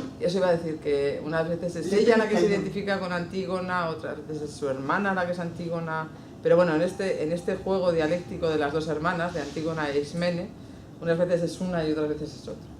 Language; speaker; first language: Spanish; native; Spanish